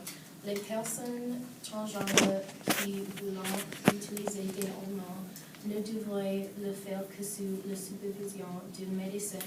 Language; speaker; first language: French; non-native, learner; English